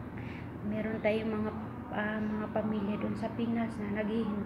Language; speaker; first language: Filipino; non-native, local second language; Cebuano